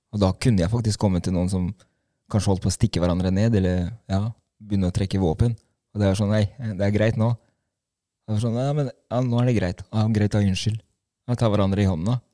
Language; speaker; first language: Norwegian; early bilingual, other home language; Albanian